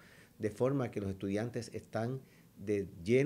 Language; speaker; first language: Spanish; native; Spanish